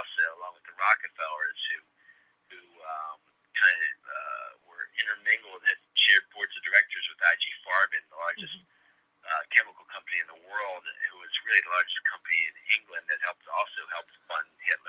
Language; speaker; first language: English; native; English